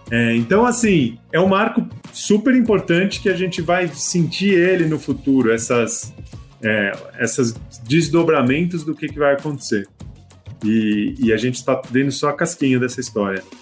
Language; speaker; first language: Portuguese; native; Portuguese